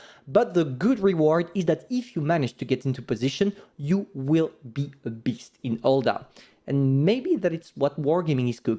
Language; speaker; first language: English; non-native, fluent; French